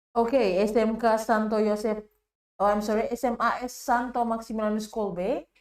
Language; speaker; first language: English; non-native, fluent; Indonesian